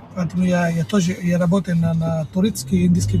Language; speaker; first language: Russian; non-native, learner; Hindi